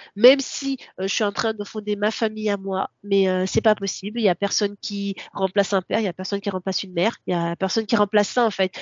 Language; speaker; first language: French; non-native, local second language; Comorian